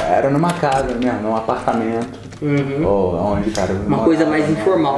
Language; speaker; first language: Portuguese; early bilingual, other home language; English